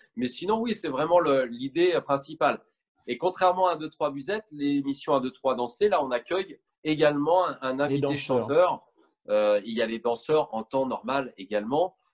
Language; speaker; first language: French; native; French